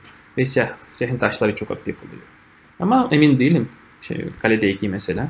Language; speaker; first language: Turkish; non-native, fluent; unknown